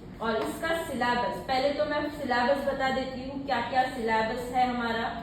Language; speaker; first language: Hindi; native; Hindi